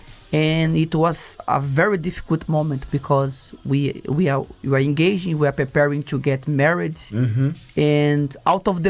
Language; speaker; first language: English; non-native, fluent; Portuguese